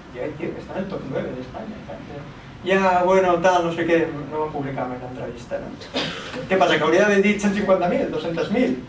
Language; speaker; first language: Spanish; non-native, local second language; Catalan